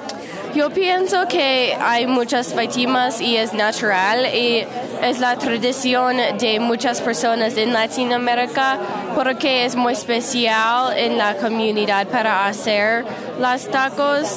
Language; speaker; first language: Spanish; non-native, learner; English